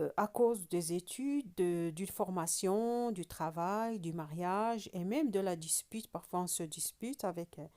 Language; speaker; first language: French; non-native, local second language; Arabic